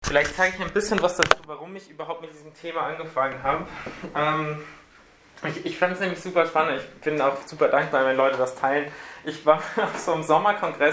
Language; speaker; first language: German; native; German